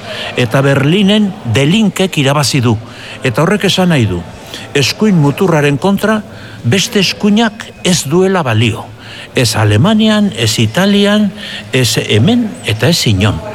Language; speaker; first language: Basque; native; Basque